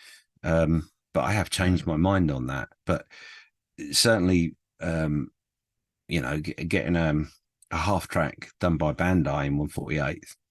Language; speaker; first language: English; native; English